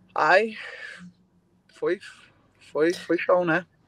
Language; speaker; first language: Portuguese; non-native, fluent; English